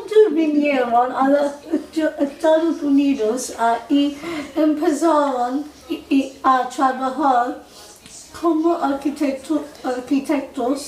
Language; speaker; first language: Spanish; non-native, learner; English